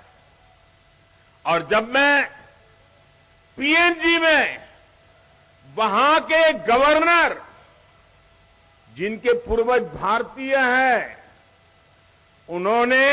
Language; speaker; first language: Hindi; non-native, local second language; Gujarati